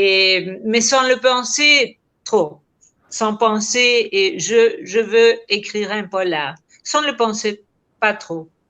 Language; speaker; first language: French; non-native, fluent; Spanish